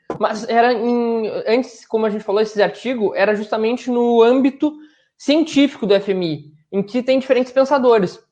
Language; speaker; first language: Portuguese; native; Portuguese